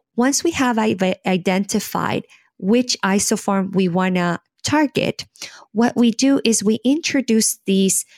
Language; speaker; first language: English; non-native, fluent; Spanish